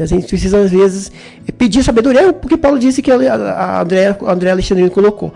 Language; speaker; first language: Portuguese; native; Portuguese